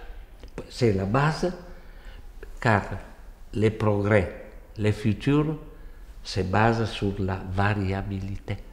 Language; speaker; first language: French; non-native, fluent; Italian